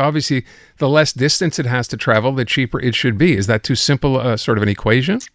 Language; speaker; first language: English; native; English